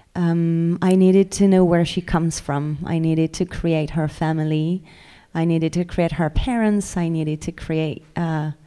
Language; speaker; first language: English; non-native, fluent; French